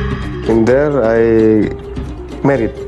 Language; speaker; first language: English; non-native, learner; Indonesian